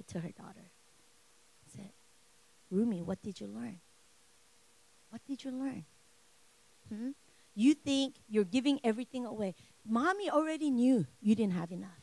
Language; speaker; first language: English; native; English